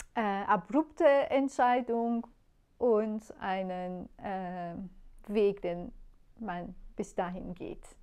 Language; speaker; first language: German; non-native, fluent; Persian